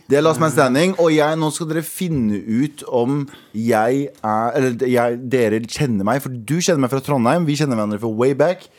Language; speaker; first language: Norwegian; early bilingual, other home language; Kurdish